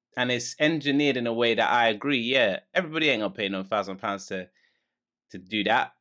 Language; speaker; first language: English; native; English